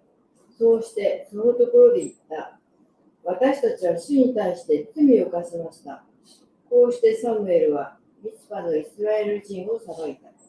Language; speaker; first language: Japanese; native; Japanese